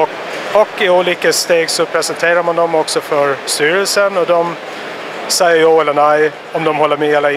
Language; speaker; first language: Swedish; native; Swedish